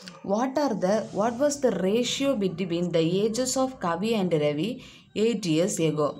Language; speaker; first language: English; non-native, local second language; Tamil